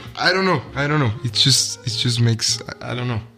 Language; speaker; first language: English; non-native, fluent; Spanish